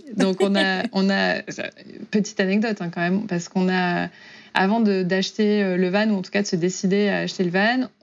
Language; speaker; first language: French; native; French